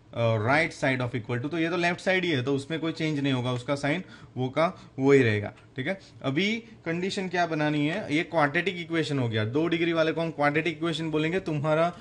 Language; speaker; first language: Hindi; non-native, local second language; Gujarati